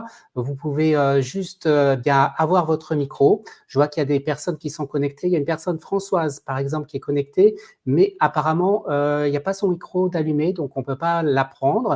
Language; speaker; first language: French; native; French